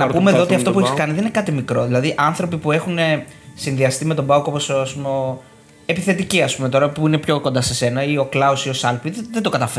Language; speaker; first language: Greek; native; Greek